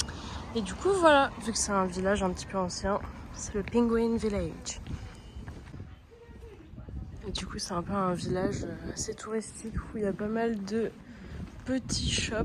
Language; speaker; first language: French; native; French